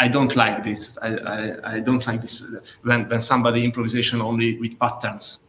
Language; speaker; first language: English; non-native, learner; Hungarian